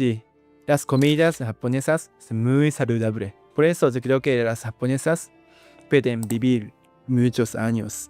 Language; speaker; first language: Spanish; non-native, learner; Japanese